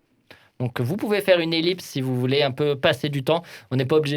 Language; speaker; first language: French; native; French